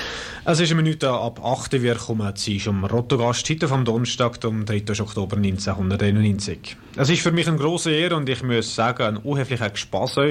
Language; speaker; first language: German; native; German